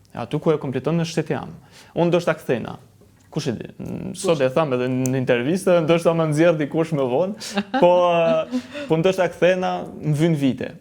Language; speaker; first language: Albanian; early bilingual, heritage; Albanian